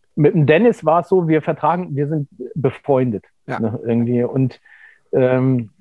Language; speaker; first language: German; native; German